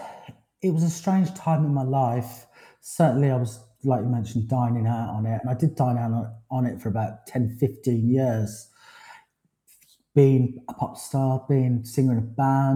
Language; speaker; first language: English; native; English